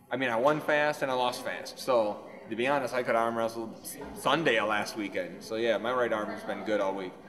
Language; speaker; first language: English; native; English